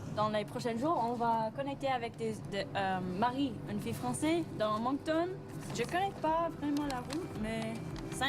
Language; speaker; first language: French; non-native, learner; English